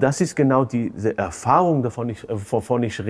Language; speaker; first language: German; non-native, fluent; Hebrew